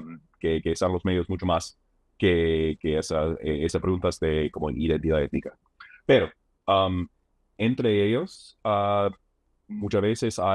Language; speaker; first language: Spanish; non-native, fluent; English